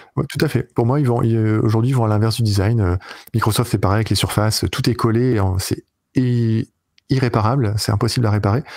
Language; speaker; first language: French; native; French